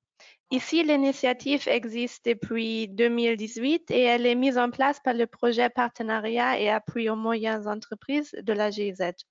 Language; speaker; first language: French; non-native, fluent; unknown